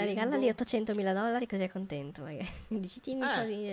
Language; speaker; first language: Italian; native; Italian